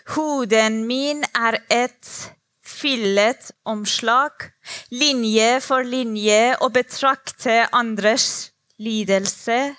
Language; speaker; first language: Norwegian; non-native, learner; Persian